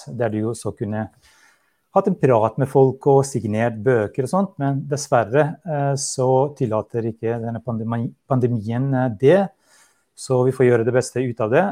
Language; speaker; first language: Norwegian; non-native, fluent; Albanian